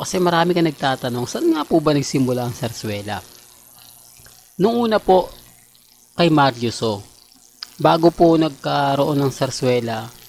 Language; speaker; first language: Filipino; native; Filipino